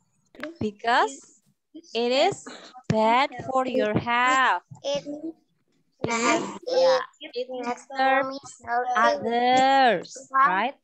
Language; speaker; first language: English; non-native, fluent; Indonesian